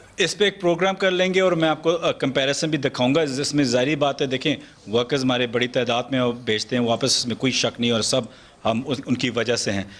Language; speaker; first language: Urdu; early bilingual, heritage; Urdu